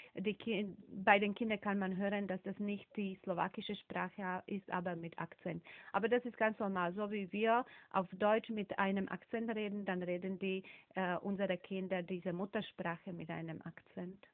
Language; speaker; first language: German; non-native, fluent; Slovak